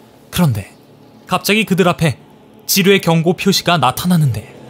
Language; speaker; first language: Korean; native; Korean